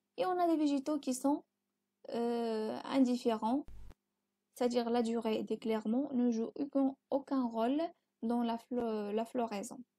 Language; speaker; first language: French; non-native, local second language; Arabic